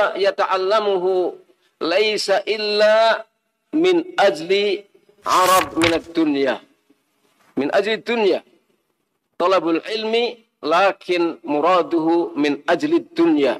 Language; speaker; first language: Arabic; non-native, fluent; Indonesian